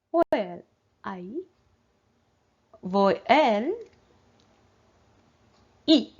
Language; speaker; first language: French; non-native, learner; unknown